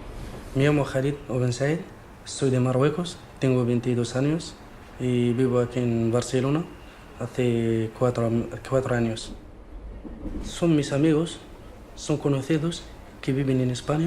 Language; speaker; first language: Spanish; non-native, fluent; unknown